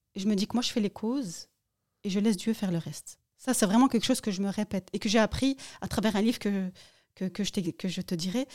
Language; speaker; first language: French; early bilingual, other home language; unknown